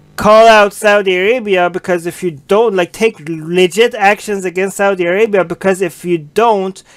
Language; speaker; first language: English; native; English